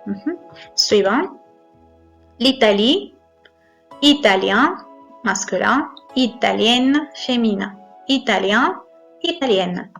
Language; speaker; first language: French; non-native, fluent; Spanish